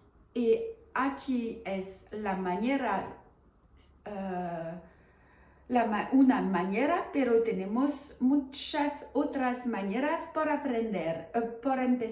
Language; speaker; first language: Spanish; non-native, learner; French